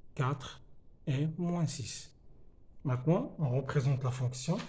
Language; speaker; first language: French; non-native, local second language; Arabic